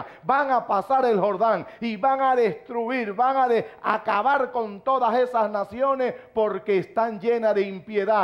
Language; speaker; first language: Spanish; native; Spanish